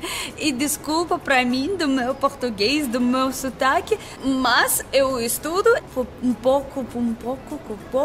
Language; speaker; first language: Portuguese; non-native, learner; Russian